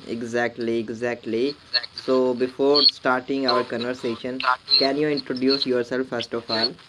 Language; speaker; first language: English; non-native, learner; Urdu